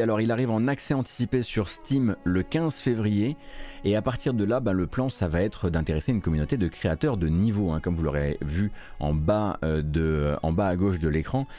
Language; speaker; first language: French; native; French